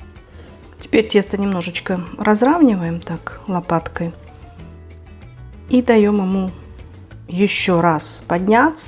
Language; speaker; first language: Russian; native; Russian